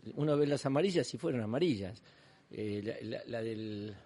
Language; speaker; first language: Spanish; native; Spanish